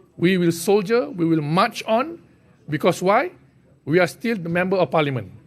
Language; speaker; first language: English; non-native, local second language; Malay